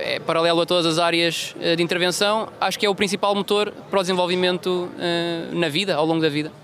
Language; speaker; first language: Portuguese; native; Portuguese